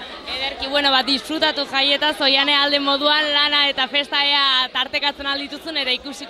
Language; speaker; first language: Basque; native; Basque